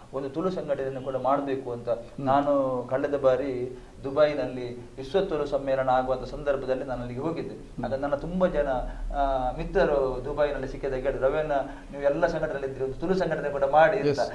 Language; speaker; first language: Kannada; non-native, local second language; Tulu